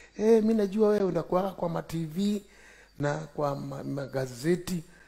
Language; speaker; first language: Swahili; non-native, local second language; Kikuyu